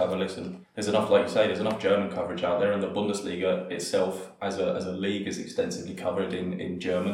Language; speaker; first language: English; native; English